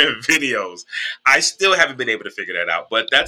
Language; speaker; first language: English; native; English